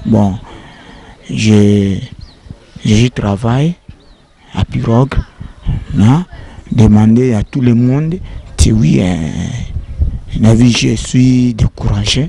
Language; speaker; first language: French; non-native, learner; Lingala